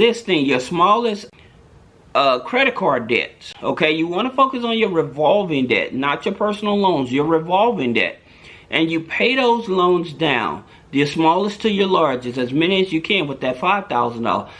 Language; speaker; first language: English; native; English